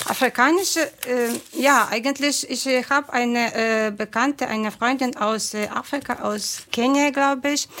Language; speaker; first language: German; non-native, fluent; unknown